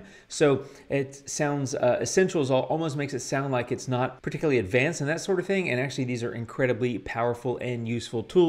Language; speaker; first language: English; native; English